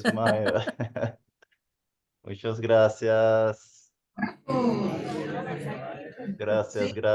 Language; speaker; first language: Spanish; non-native, fluent; Portuguese